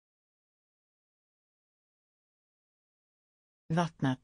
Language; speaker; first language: Swedish; non-native, learner; English